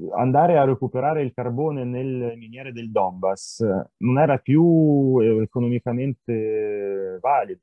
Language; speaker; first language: Italian; non-native, fluent; Ukrainian